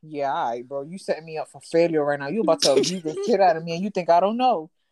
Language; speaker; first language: English; early bilingual, other home language; Spanish